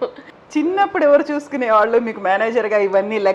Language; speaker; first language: Telugu; native; Telugu